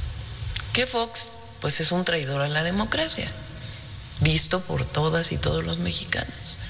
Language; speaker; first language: Spanish; native; Spanish